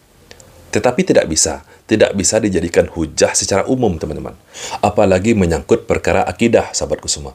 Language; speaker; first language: Indonesian; native; Indonesian